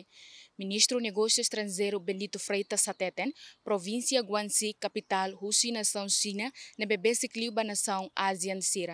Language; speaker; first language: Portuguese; non-native, local second language; Tetum